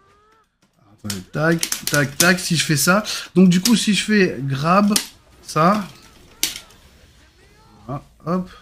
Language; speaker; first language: French; native; French